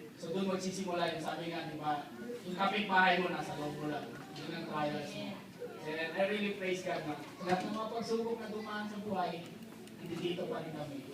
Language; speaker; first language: Filipino; native; Filipino